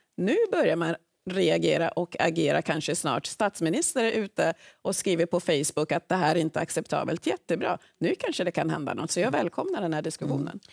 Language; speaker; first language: Swedish; early bilingual, other home language; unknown